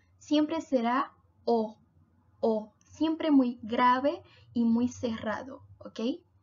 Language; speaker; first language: Spanish; non-native, fluent; Portuguese